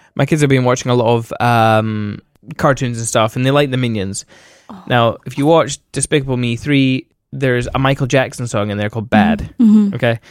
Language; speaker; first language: English; native; English